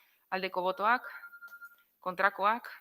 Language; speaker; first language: Basque; non-native, local second language; Spanish